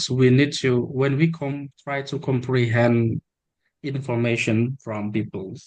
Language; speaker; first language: English; non-native, learner; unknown